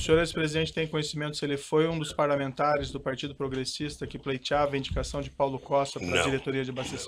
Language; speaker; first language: Portuguese; native; Portuguese